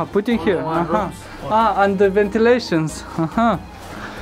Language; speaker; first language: English; non-native, learner; Romanian